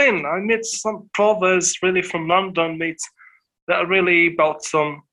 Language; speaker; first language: English; non-native, fluent; Arabic